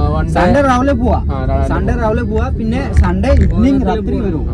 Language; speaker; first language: Malayalam; non-native, learner; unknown